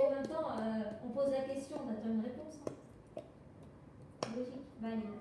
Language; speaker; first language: French; native; French